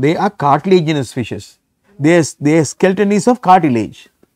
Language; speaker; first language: English; non-native, local second language; Sinhala